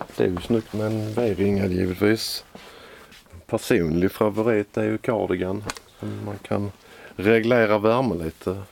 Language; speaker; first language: Swedish; native; Swedish